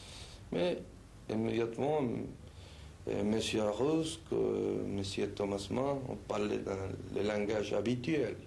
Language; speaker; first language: French; non-native, learner; Spanish